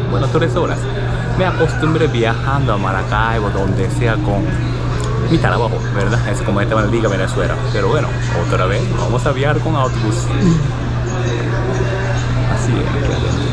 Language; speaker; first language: Spanish; non-native, learner; Japanese